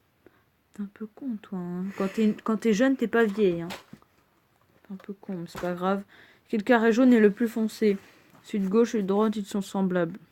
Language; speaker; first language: French; native; French